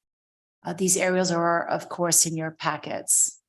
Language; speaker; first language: English; native; English